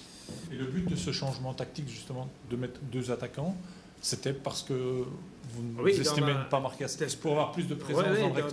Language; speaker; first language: French; native; French